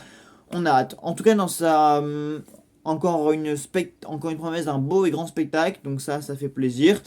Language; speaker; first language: French; native; French